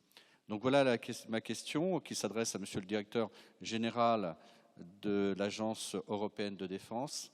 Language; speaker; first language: French; native; French